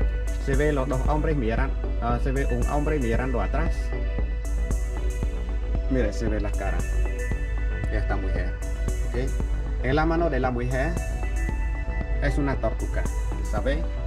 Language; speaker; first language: Spanish; non-native, fluent; Khmer